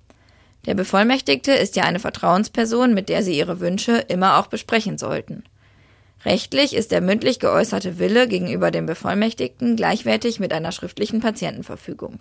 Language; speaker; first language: German; native; German